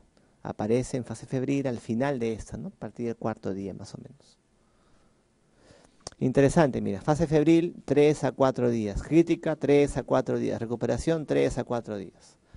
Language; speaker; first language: Spanish; native; Spanish